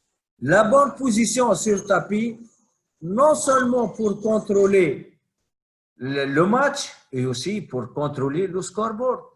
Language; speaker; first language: French; non-native, fluent; Arabic